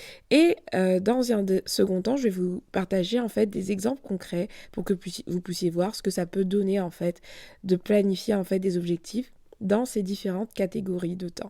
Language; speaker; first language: French; native; French